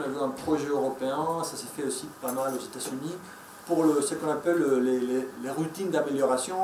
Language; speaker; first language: French; non-native, fluent; Spanish